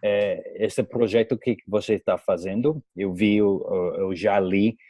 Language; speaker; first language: Portuguese; non-native, learner; English